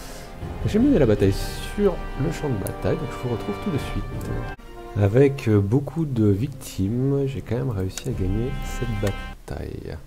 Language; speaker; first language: French; native; French